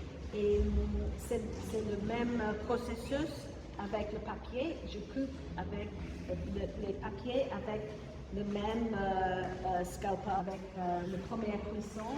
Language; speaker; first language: French; non-native, fluent; English